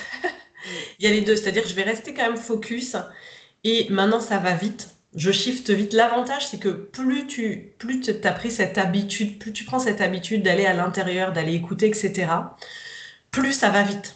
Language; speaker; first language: French; native; French